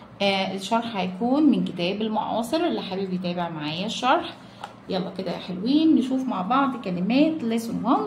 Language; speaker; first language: Arabic; native; Arabic